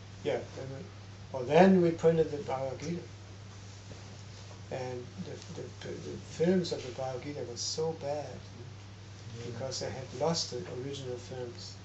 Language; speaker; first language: English; non-native, fluent; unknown